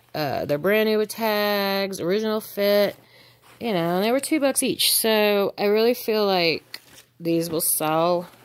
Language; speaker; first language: English; native; English